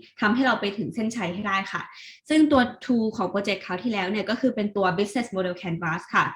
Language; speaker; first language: Thai; native; Thai